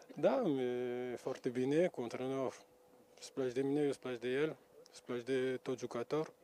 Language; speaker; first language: Romanian; non-native, learner; French